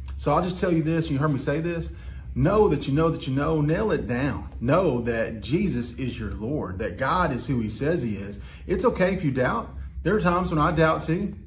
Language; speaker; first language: English; native; English